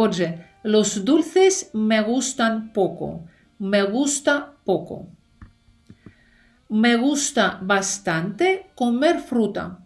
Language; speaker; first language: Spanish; non-native, fluent; Ukrainian